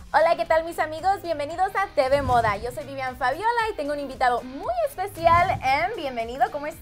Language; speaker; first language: Spanish; native; Spanish